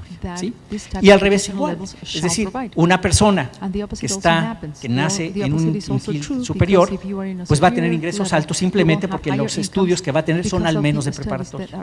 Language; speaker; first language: Spanish; native; Spanish